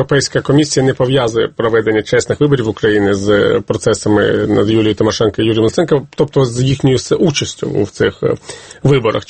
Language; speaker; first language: Ukrainian; native; Ukrainian